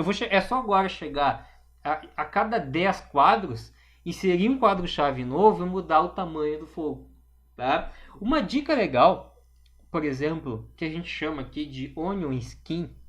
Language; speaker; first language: Portuguese; native; Portuguese